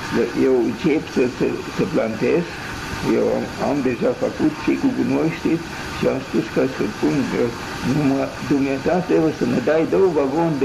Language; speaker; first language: Romanian; non-native, local second language; German